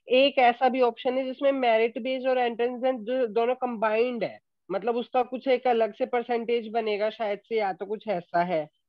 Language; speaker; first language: Hindi; native; Hindi